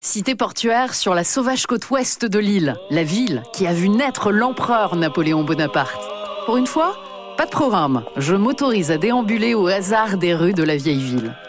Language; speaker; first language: French; native; French